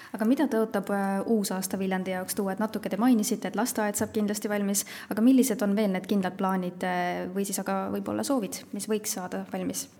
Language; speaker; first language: Estonian; native; Estonian